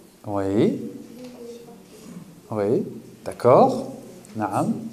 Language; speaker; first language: French; native; French